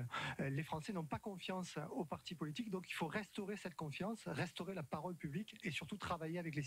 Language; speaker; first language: French; native; French